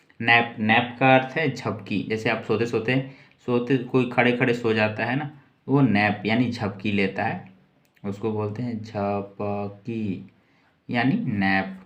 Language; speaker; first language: Hindi; native; Hindi